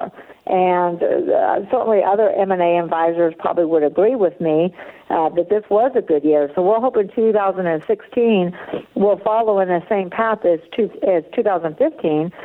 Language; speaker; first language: English; native; English